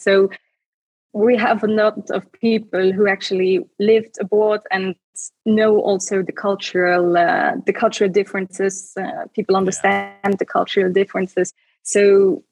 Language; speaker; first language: English; non-native, fluent; Luxembourgish